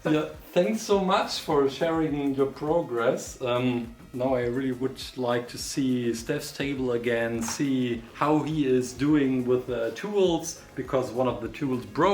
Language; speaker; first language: English; non-native, fluent; German